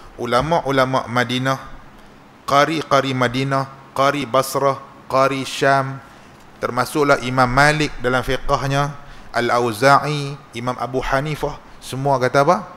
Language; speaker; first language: Malay; native; Malay